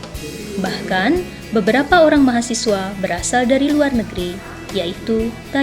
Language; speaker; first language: Indonesian; native; Indonesian